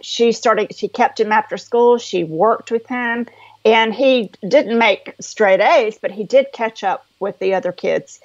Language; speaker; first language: English; native; English